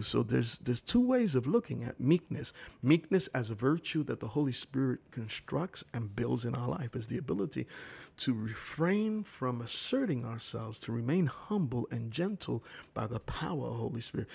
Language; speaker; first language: English; early bilingual, other home language; Spanish